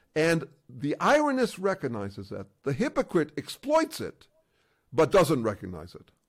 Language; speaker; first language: English; native; English